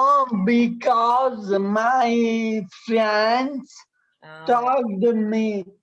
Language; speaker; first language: English; non-native, learner; Italian